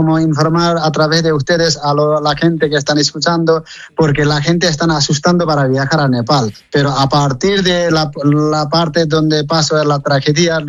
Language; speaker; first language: Spanish; non-native, learner; Nepali